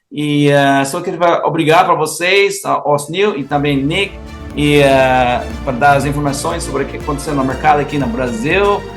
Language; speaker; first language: Portuguese; non-native, fluent; English